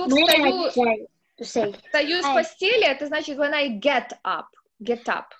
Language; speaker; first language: Russian; native; Russian